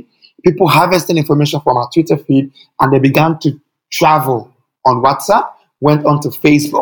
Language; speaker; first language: English; non-native, local second language; Yoruba